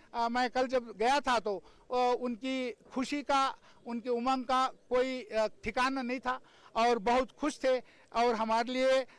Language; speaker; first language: Hindi; non-native, local second language; Kannada